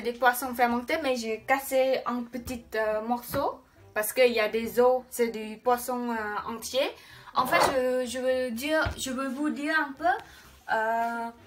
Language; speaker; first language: French; non-native, learner; Khmer